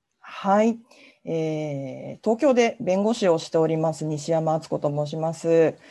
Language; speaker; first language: Japanese; native; Japanese